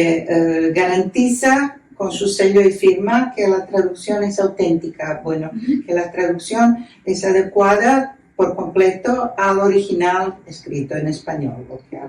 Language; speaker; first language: Spanish; non-native, fluent; Croatian